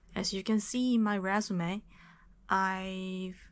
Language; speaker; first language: English; non-native, fluent; Korean